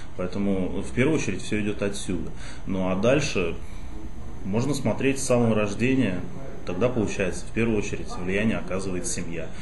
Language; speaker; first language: Russian; native; Russian